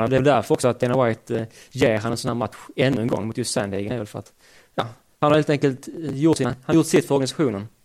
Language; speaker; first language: Swedish; native; Swedish